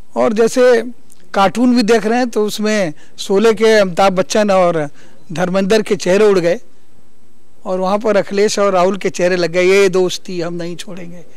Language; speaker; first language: Hindi; native; Hindi